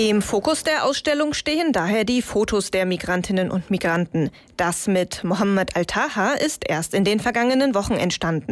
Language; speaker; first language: German; native; German